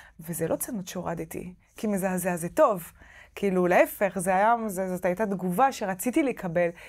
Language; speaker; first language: Hebrew; non-native, fluent; French